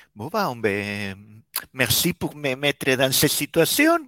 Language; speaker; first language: French; non-native, fluent; Spanish